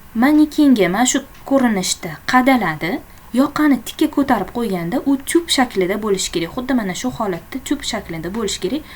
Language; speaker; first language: Uzbek; native; Uzbek